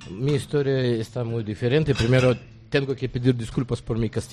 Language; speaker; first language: Spanish; non-native, learner; Russian